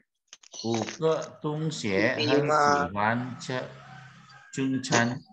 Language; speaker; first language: Chinese; non-native, fluent; Indonesian